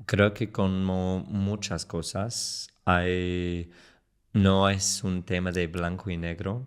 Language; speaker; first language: Spanish; non-native, fluent; English